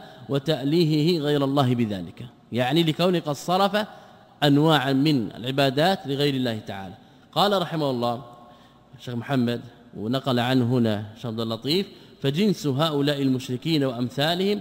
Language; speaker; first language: Arabic; native; Arabic